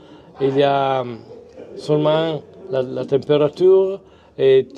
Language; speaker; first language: French; non-native, fluent; Italian